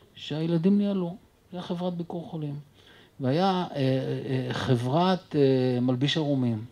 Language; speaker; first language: Hebrew; early bilingual, other home language; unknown